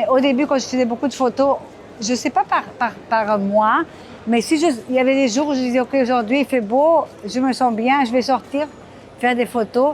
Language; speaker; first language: French; non-native, fluent; Portuguese